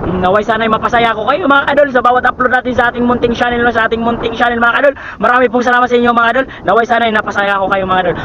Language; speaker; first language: Filipino; non-native, local second language; Cebuano